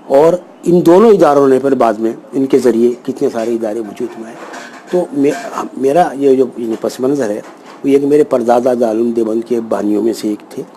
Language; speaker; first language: Urdu; native; Urdu